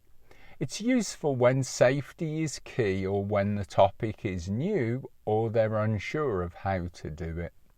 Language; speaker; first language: English; native; English